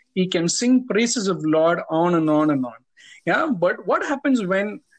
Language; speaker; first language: English; non-native, local second language; Tamil